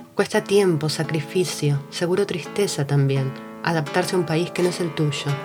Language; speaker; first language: Spanish; native; Spanish